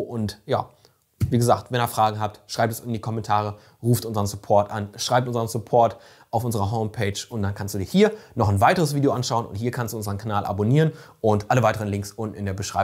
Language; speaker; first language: German; native; German